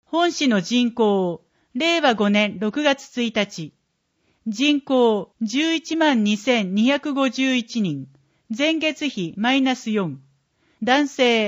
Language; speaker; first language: Japanese; native; Japanese